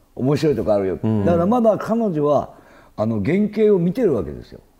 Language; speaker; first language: Japanese; native; Japanese